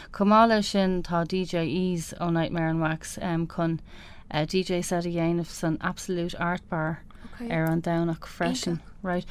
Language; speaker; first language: Irish; non-native, local second language; English